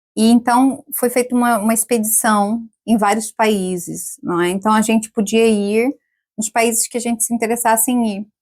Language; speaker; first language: Portuguese; native; Portuguese